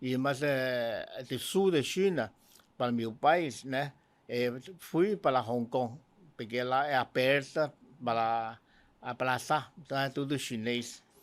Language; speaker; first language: Portuguese; non-native, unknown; Cantonese